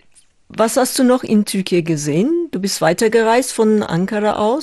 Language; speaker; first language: German; non-native, fluent; Turkish